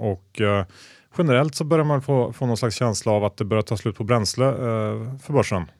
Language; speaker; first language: Swedish; native; Swedish